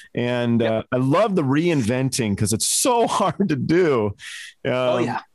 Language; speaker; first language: English; native; English